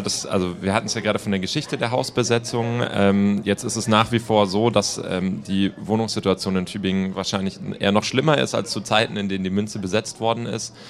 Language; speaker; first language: German; native; German